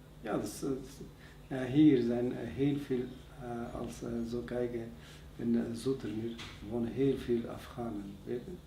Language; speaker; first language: Dutch; non-native, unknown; Persian